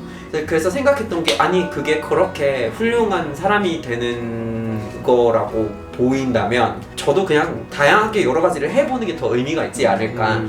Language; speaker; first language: Korean; non-native, fluent; English